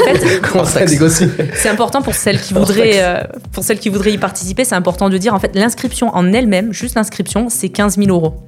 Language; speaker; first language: French; native; French